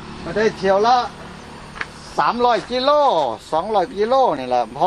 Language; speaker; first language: Thai; non-native, local second language; Northeastern Thai